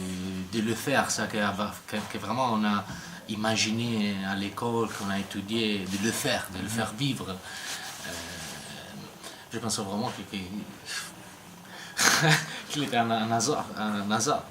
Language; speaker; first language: French; non-native, learner; Italian